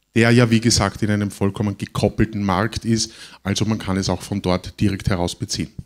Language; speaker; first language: German; native; German